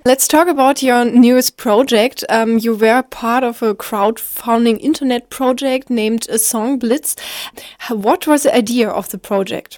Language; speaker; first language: English; non-native, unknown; German